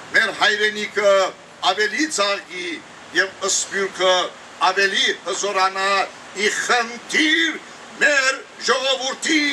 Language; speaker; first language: Armenian; early bilingual, heritage; Armenian